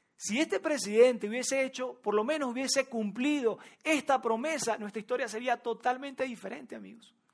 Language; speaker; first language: Spanish; native; Spanish